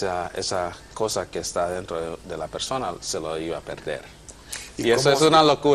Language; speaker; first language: Spanish; non-native, fluent; English